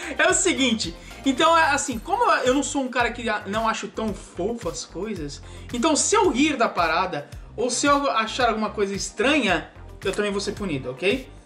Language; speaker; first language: Portuguese; native; Portuguese